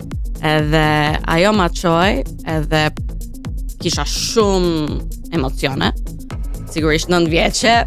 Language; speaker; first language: Albanian; early bilingual, heritage; Albanian